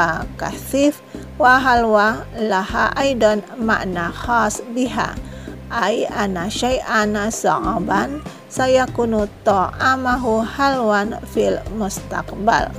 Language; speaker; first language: Arabic; non-native, learner; Indonesian